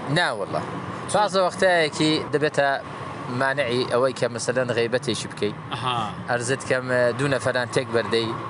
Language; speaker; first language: Central Kurdish; native; Central Kurdish